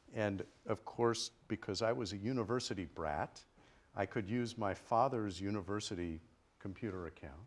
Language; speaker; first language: English; native; English